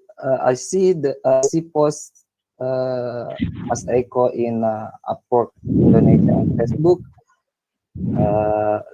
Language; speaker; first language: English; non-native, learner; Indonesian